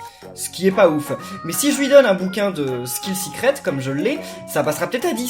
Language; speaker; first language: French; native; French